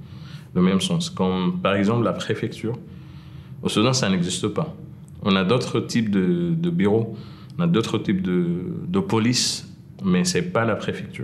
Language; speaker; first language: French; non-native, fluent; Arabic